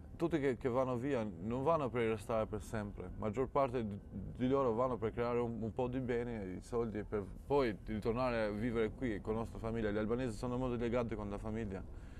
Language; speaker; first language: Italian; non-native, fluent; Albanian